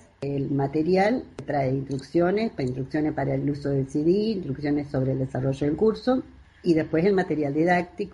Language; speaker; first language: Spanish; native; Spanish